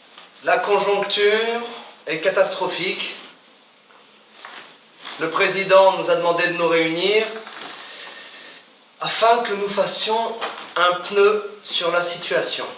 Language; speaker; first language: French; native; French